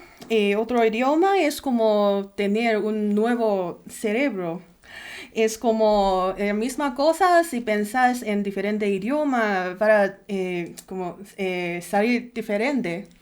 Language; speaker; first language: Spanish; non-native, learner; Chinese